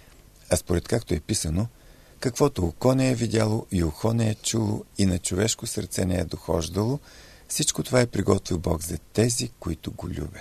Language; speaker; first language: Bulgarian; native; Bulgarian